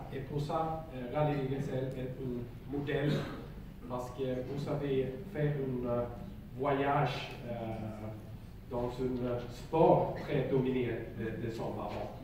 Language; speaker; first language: French; non-native, learner; Swedish